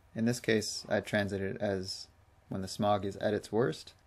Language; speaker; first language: English; native; English